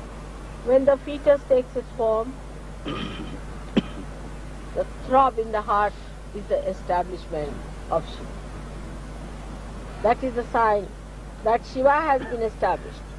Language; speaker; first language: English; non-native, local second language; Hindi